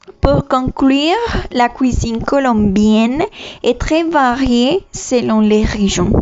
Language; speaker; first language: French; non-native, learner; Spanish